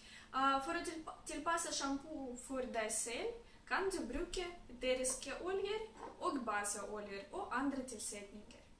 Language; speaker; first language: Swedish; non-native, learner; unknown